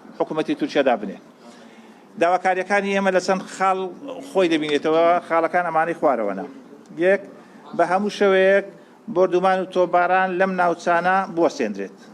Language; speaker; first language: Central Kurdish; native; Central Kurdish